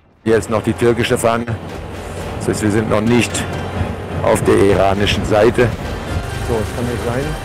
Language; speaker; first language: German; native; German